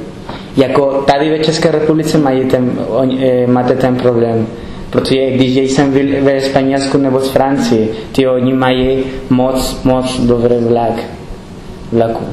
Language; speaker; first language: Czech; non-native, learner; Spanish